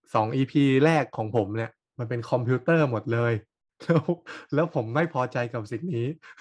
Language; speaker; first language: Thai; native; Thai